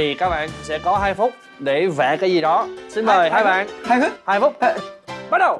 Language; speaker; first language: Vietnamese; non-native, fluent; English